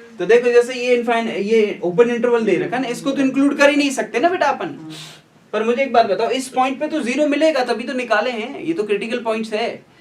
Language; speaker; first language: Hindi; native; Hindi